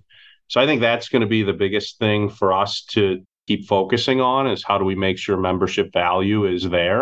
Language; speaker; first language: English; native; English